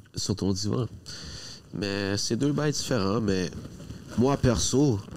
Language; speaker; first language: French; native; French